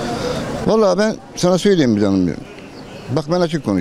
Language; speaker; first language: Turkish; native; Turkish